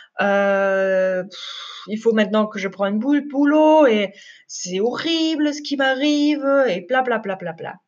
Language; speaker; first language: French; non-native, fluent; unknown